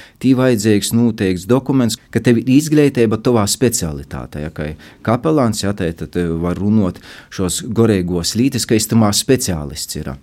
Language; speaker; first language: Latvian; native; Latvian